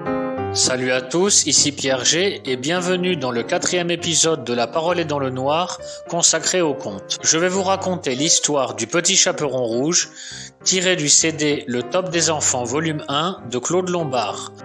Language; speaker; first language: French; native; French